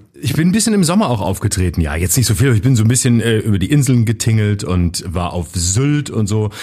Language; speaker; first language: German; native; German